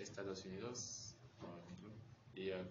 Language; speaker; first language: Spanish; non-native, learner; French